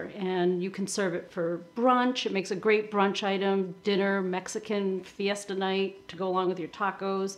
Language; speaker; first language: English; native; English